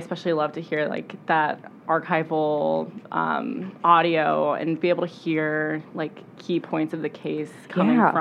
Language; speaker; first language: English; native; English